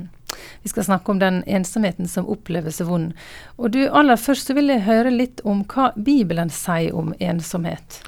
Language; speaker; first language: Norwegian; native; Norwegian